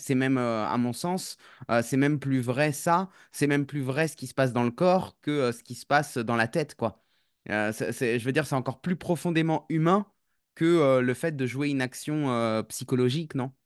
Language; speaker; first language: French; native; French